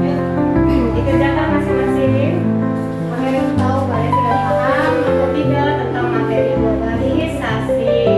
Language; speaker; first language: Indonesian; native; Indonesian